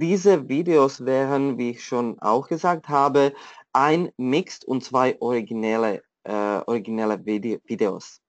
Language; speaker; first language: German; non-native, fluent; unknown